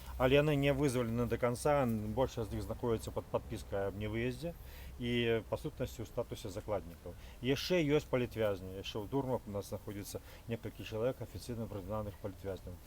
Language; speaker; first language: Belarusian; native; Belarusian